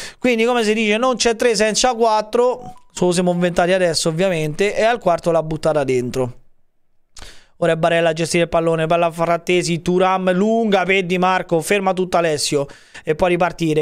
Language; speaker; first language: Italian; native; Italian